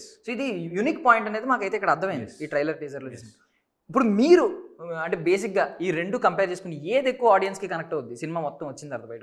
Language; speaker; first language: Telugu; native; Telugu